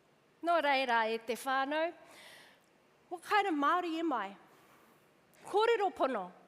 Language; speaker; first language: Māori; non-native, local second language; English